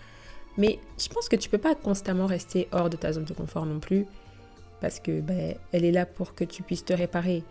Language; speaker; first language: French; native; French